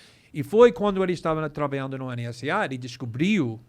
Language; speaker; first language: Portuguese; non-native, fluent; English